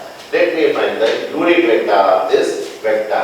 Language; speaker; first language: English; non-native, local second language; Tamil